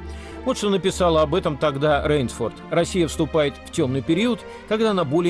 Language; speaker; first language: Russian; native; Russian